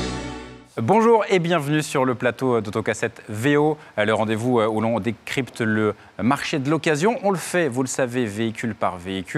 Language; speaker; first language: French; native; French